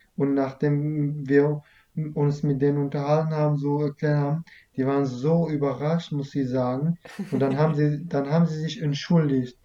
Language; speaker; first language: German; early bilingual, other home language; Kurdish